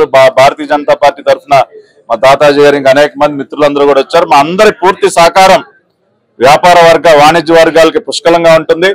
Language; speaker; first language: Telugu; native; Telugu